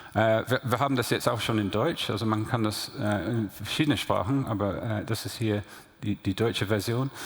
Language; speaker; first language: German; non-native, learner; English